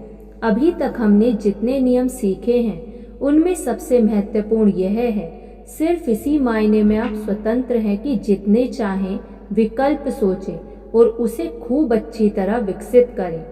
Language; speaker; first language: Hindi; native; Hindi